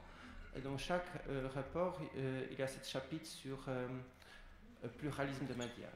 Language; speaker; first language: French; non-native, fluent; Polish